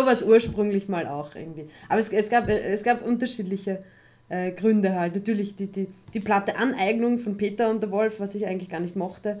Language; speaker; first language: German; native; German